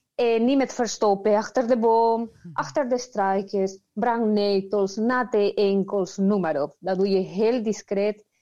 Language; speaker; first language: Dutch; non-native, learner; Spanish